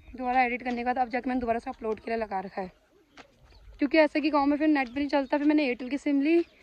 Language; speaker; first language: Hindi; native; Hindi